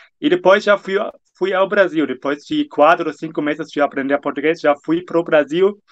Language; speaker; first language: Portuguese; non-native, fluent; German